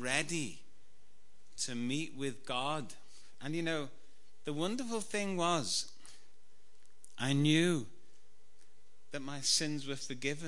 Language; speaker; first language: English; native; English